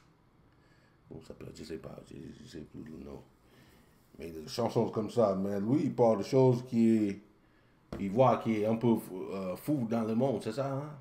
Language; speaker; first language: French; non-native, learner; English